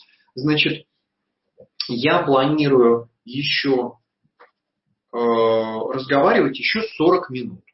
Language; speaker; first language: Russian; native; Russian